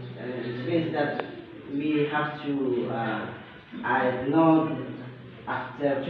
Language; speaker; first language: English; non-native, learner; Indonesian